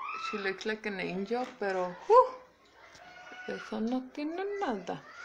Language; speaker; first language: Spanish; early bilingual, heritage; Spanish